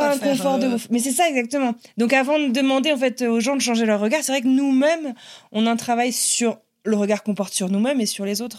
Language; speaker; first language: French; native; French